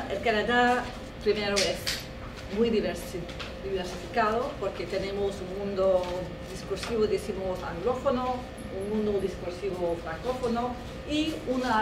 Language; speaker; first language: Spanish; non-native, fluent; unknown